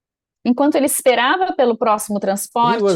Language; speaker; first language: Portuguese; native; Portuguese